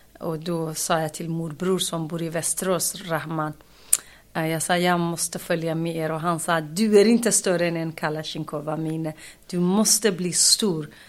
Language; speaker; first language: Swedish; non-native, fluent; Kurdish